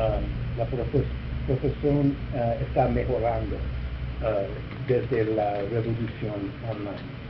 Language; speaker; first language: Spanish; non-native, learner; English